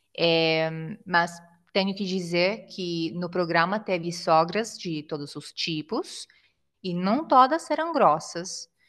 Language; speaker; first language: Portuguese; non-native, fluent; Italian